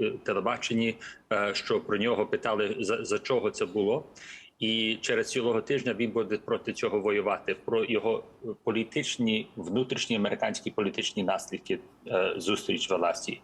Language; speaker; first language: Ukrainian; early bilingual, heritage; English